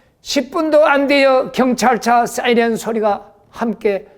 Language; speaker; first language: Korean; native; Korean